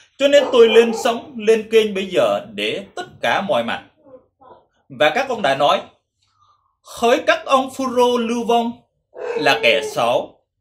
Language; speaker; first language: Vietnamese; non-native, local second language; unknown